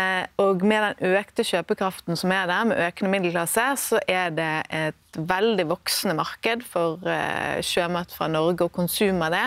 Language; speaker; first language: Norwegian; native; Norwegian